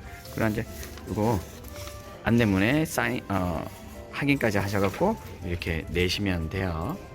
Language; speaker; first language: Korean; native; Korean